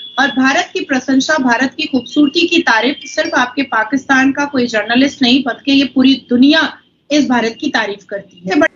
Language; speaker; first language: Hindi; native; Hindi